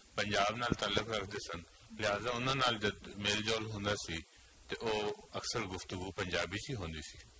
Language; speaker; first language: Punjabi; non-native, local second language; Northern Hindko